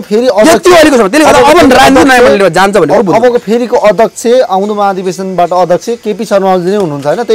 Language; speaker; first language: Nepali; native; Nepali